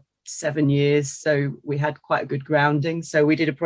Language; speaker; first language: English; native; English